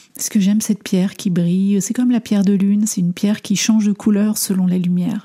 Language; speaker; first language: French; early bilingual, other home language; Armenian